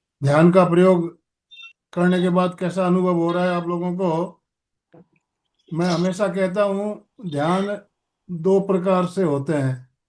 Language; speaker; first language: Hindi; native; Hindi